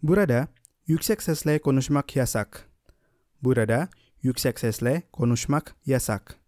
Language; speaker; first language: Turkish; non-native, fluent; Indonesian